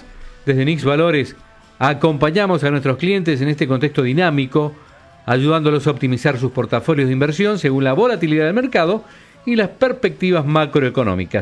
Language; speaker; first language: Spanish; native; Spanish